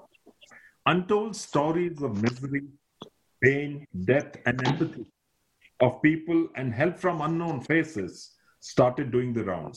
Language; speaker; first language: English; non-native, local second language; Nepali